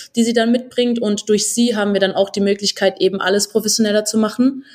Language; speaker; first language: German; early bilingual, other home language; Albanian